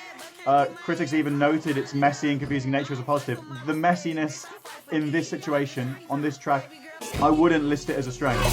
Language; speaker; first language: English; native; English